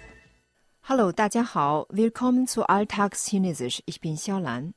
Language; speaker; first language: German; non-native, fluent; Chinese